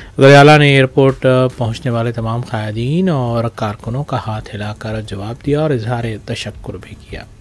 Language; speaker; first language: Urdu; native; Urdu